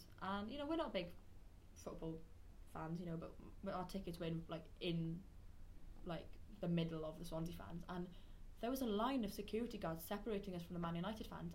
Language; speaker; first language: English; native; English